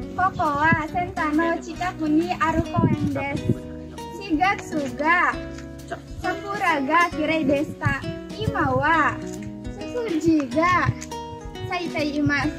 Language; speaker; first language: Japanese; non-native, learner; Indonesian